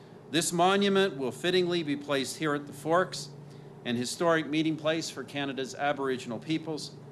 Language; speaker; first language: English; native; English